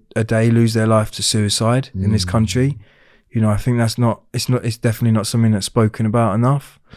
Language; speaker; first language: English; native; English